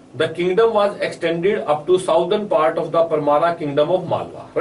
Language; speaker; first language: English; non-native, local second language; Hindi